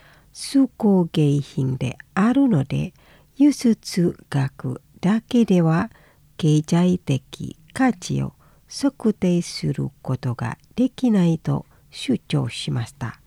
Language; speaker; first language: Japanese; non-native, fluent; Indonesian